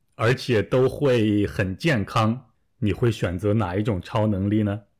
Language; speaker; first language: Chinese; native; Chinese